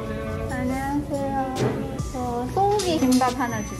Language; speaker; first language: Korean; non-native, learner; Chinese